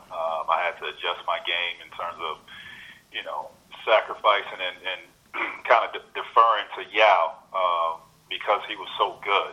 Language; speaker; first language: English; native; English